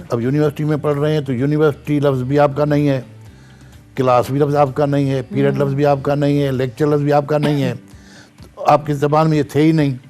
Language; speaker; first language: Urdu; non-native, local second language; Sindhi